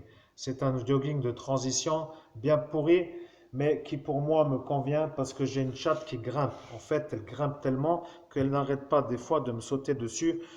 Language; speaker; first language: French; native; French